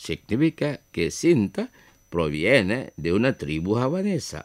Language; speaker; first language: Spanish; non-native, fluent; Indonesian